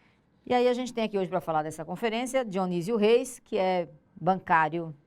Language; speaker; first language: Portuguese; native; Portuguese